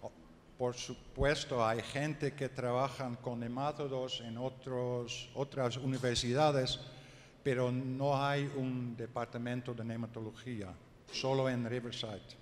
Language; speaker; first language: Spanish; non-native, learner; Dutch